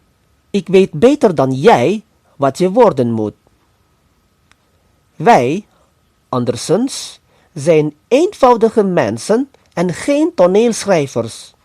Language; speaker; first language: Dutch; non-native, fluent; Indonesian